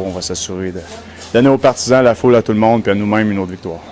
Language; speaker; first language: French; native; French